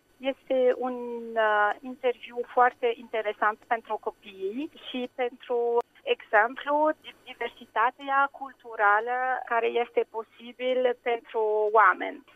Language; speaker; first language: Romanian; non-native, learner; Arabic